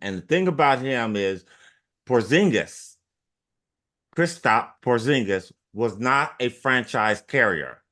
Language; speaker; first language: English; native; English